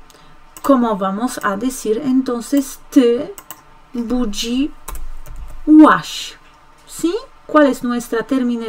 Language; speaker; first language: Spanish; non-native, fluent; Polish